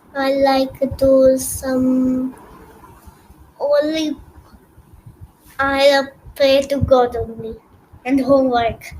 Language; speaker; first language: English; non-native, learner; Hindi